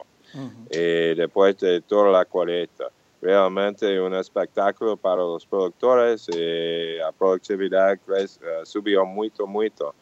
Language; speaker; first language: Portuguese; non-native, fluent; English